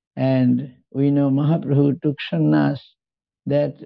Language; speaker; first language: English; non-native, local second language; Bangla